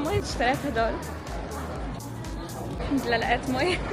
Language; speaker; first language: Arabic; native; Arabic